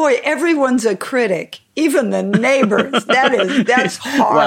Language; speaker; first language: English; native; English